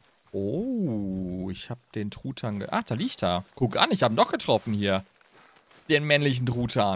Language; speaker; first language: German; native; German